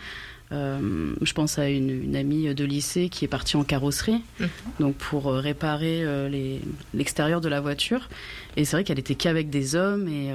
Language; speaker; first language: French; native; French